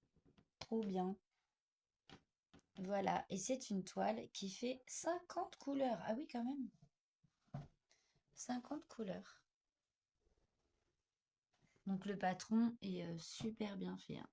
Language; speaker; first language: French; native; French